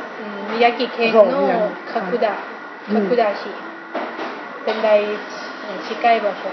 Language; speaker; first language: Japanese; non-native, learner; Thai